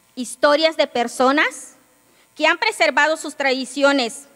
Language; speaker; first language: Spanish; non-native, local second language; Yucateco